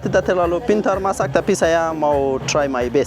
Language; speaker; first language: Indonesian; non-native, learner; Persian